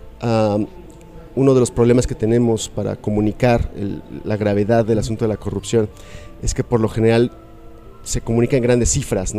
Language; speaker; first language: Spanish; native; Spanish